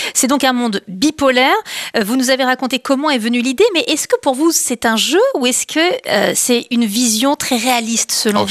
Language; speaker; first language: French; native; French